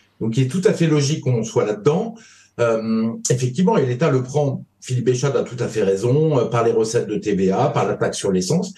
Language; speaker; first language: French; native; French